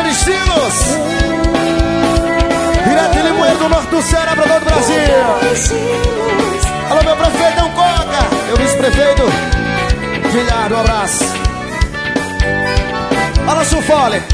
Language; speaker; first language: Portuguese; native; Portuguese